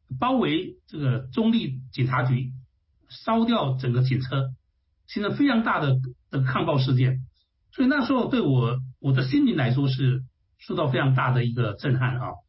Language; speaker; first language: Chinese; non-native, local second language; Hakka Chinese